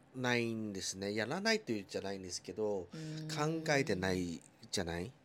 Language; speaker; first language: Japanese; non-native, fluent; Chinese